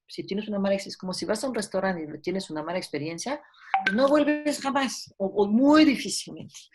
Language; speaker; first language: Spanish; early bilingual, heritage; French